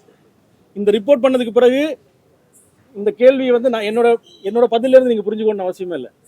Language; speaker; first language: Tamil; native; Tamil